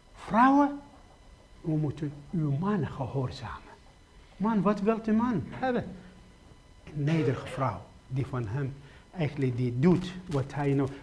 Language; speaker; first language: Dutch; non-native, fluent; Arabic